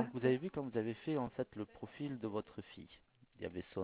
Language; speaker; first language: French; native; French